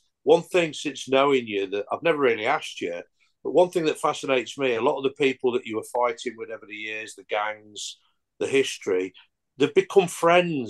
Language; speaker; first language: English; native; English